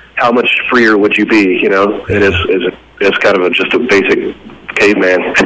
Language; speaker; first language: English; native; English